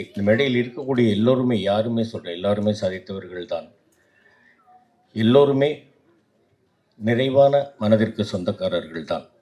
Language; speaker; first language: Tamil; native; Tamil